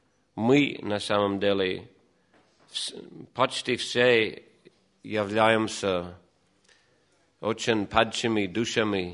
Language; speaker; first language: Russian; non-native, fluent; English